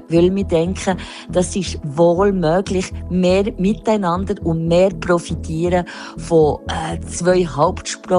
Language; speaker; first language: German; non-native, local second language; French